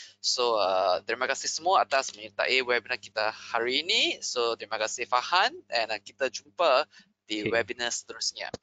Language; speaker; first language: Malay; non-native, local second language; Chinese